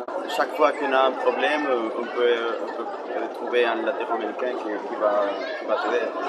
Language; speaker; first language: French; non-native, learner; Spanish